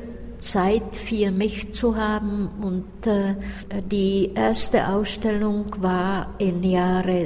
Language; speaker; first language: German; non-native, fluent; Czech